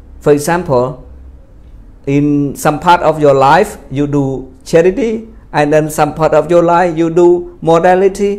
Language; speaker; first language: English; non-native, fluent; Khmer